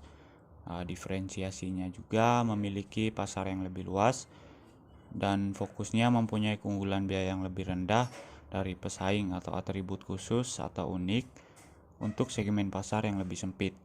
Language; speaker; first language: Indonesian; native; Indonesian